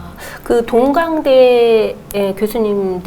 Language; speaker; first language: Korean; native; Korean